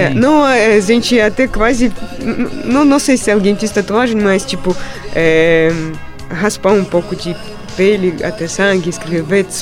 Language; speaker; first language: Portuguese; non-native, fluent; Russian